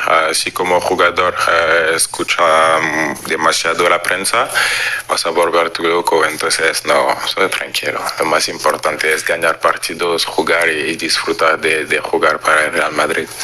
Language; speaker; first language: Spanish; non-native, fluent; French